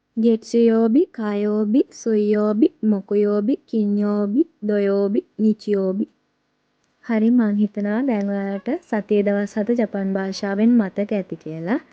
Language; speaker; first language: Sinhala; native; Sinhala